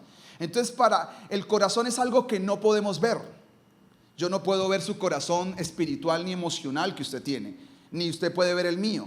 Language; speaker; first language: Spanish; native; Spanish